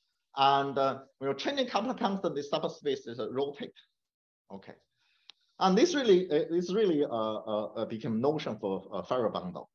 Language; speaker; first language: English; non-native, fluent; Chinese